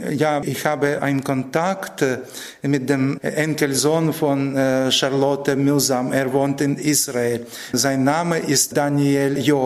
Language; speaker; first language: German; non-native, fluent; Russian